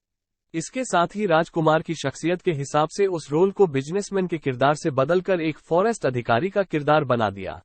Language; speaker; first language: Hindi; native; Hindi